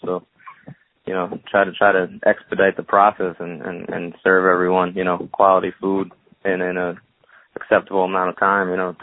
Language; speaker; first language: English; native; English